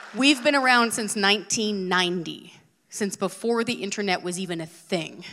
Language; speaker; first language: English; native; English